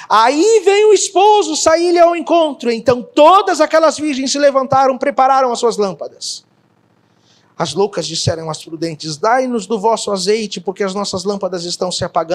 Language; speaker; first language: Portuguese; native; Portuguese